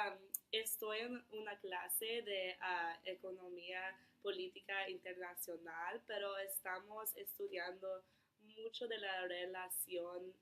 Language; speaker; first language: Spanish; non-native, learner; English